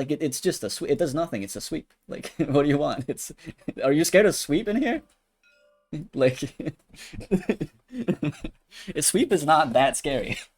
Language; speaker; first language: English; native; English